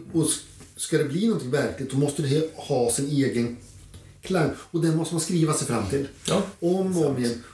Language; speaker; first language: Swedish; native; Swedish